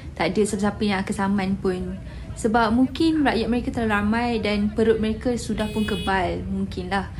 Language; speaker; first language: Malay; native; Malay